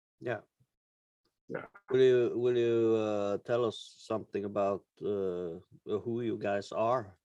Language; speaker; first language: English; non-native, learner; Norwegian